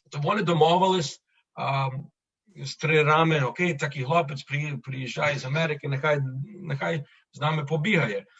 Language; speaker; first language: Ukrainian; early bilingual, other home language; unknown